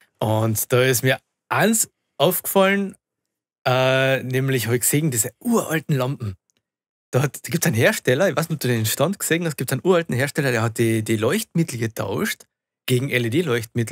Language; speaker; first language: German; native; German